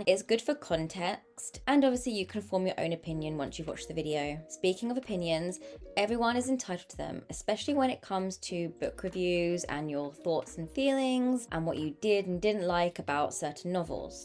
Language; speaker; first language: English; native; English